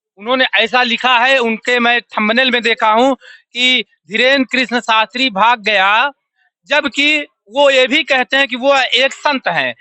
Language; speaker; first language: Hindi; native; Hindi